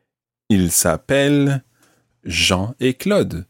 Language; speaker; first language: French; non-native, fluent; English